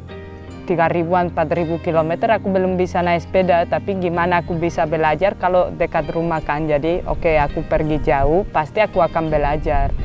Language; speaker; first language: Indonesian; non-native, fluent; Basque